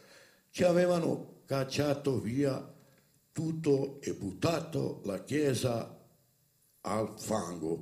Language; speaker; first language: Italian; non-native, fluent; Romany